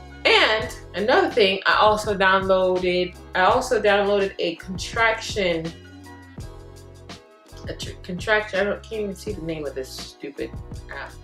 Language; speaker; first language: English; native; English